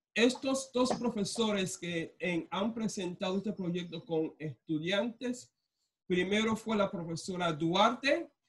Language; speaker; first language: Spanish; non-native, local second language; English